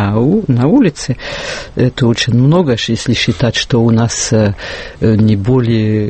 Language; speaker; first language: Russian; non-native, fluent; French